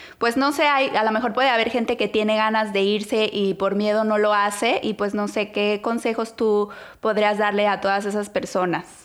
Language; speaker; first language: Spanish; native; Spanish